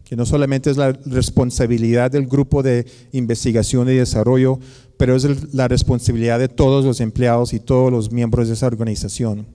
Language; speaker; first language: Spanish; early bilingual, heritage; Spanish